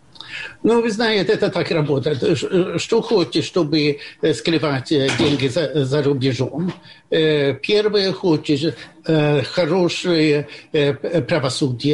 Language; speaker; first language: Russian; non-native, fluent; Swedish